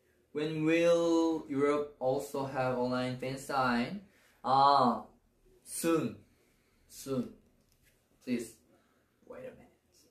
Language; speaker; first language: English; non-native, learner; Korean